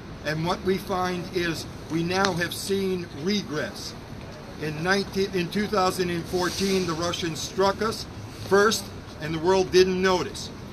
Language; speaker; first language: English; early bilingual, other home language; Ukrainian